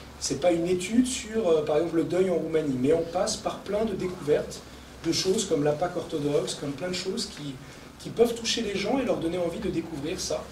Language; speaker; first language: French; native; French